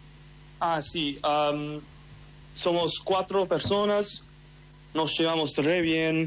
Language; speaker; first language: Spanish; early bilingual, heritage; English